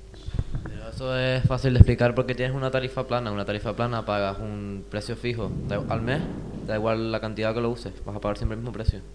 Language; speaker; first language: Spanish; native; Spanish